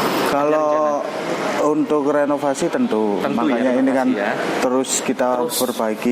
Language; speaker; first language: Indonesian; non-native, local second language; Javanese